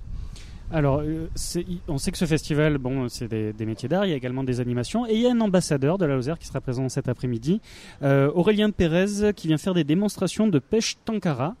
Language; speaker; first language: French; native; French